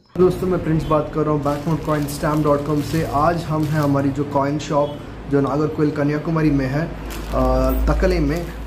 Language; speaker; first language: Hindi; non-native, local second language; Tamil